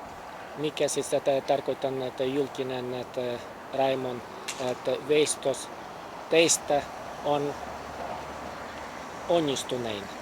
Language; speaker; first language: Finnish; non-native, fluent; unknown